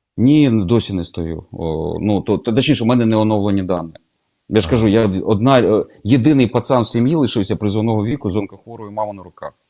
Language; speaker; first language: Ukrainian; native; Ukrainian